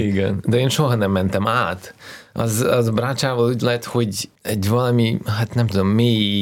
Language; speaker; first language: Hungarian; non-native, learner; Russian